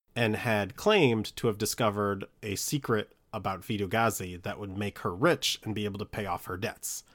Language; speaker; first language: English; early bilingual, other home language; Italian